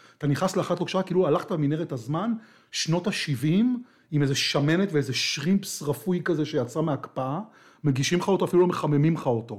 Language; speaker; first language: Hebrew; native; Hebrew